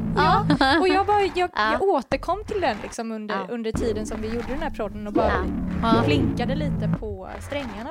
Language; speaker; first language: Swedish; native; Swedish